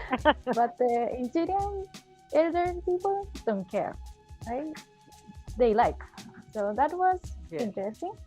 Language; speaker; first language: English; non-native, fluent; Japanese